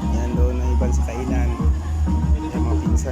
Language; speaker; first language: Filipino; non-native, local second language; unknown